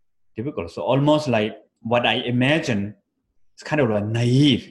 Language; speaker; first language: English; non-native, fluent; Tibetan